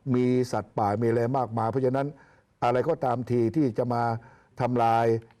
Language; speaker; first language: Thai; native; Thai